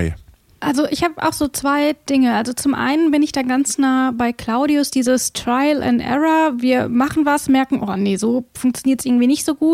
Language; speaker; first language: German; native; German